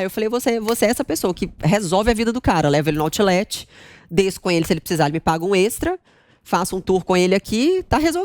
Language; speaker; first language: Portuguese; native; Portuguese